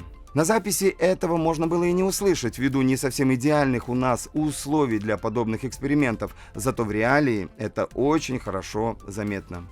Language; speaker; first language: Russian; native; Russian